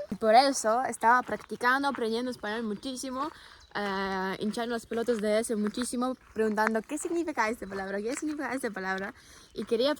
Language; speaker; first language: Spanish; non-native, fluent; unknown